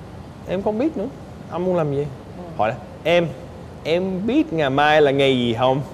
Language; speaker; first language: Vietnamese; early bilingual, heritage; Vietnamese